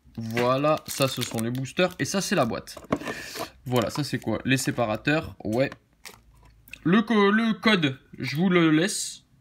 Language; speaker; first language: French; native; French